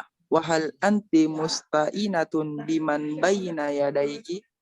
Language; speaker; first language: Arabic; non-native, learner; Indonesian